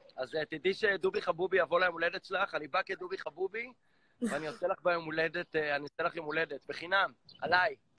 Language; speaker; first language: Hebrew; native; Hebrew